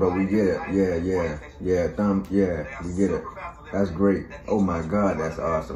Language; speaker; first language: English; native; English